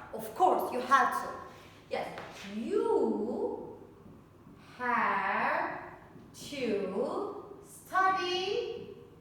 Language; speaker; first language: English; non-native, fluent; Turkish